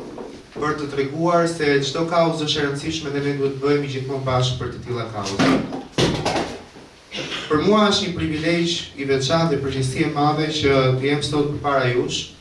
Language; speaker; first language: Albanian; native; Albanian